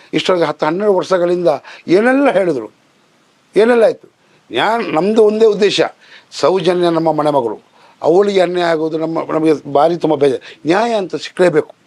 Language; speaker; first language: Kannada; non-native, local second language; Baluchi